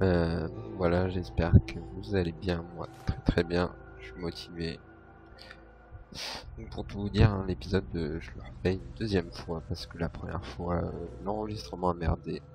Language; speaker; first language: French; native; French